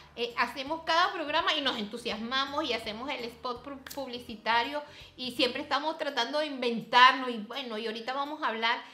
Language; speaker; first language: Spanish; native; Spanish